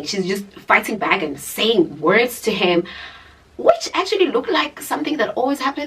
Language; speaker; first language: English; non-native, local second language; Zulu